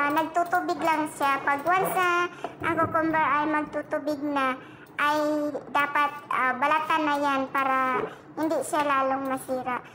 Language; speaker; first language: Filipino; non-native, local second language; Cebuano